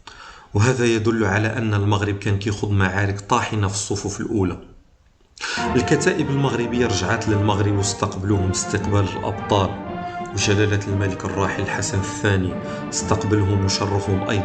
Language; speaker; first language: Arabic; native; Arabic